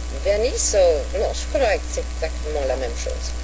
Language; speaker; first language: French; non-native, fluent; Swedish